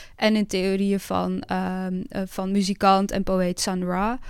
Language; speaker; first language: Dutch; early bilingual, other home language; Bosnian